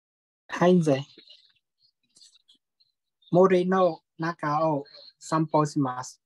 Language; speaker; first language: Japanese; non-native, learner; Khmer